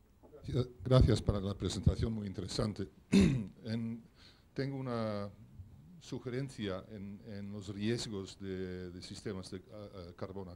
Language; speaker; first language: Spanish; non-native, fluent; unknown